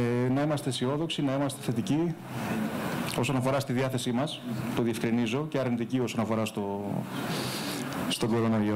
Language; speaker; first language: Greek; native; Greek